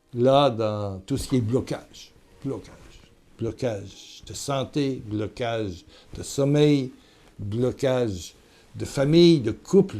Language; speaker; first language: French; native; French